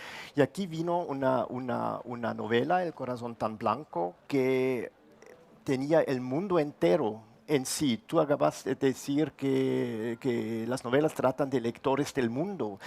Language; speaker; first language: Spanish; non-native, fluent; German